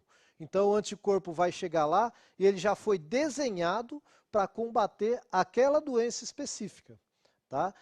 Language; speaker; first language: Portuguese; native; Portuguese